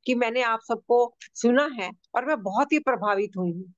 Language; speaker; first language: Hindi; native; Hindi